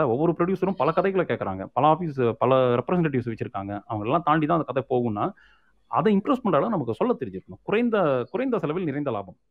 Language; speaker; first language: Tamil; native; Tamil